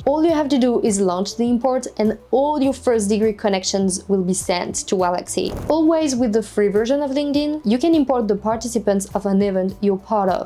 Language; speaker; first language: English; non-native, fluent; French